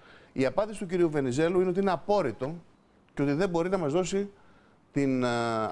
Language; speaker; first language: Greek; native; Greek